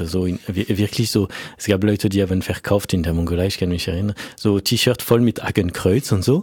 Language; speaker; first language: German; non-native, fluent; French